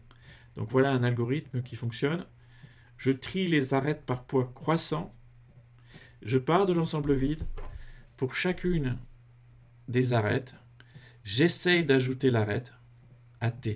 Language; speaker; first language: French; native; French